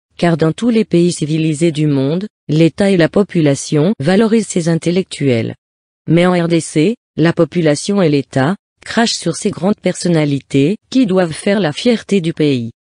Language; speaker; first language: French; non-native, local second language; Lingala